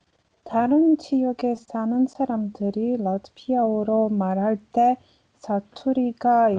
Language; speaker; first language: Korean; non-native, learner; Latvian